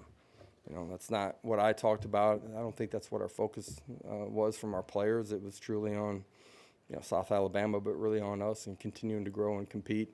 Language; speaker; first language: English; native; English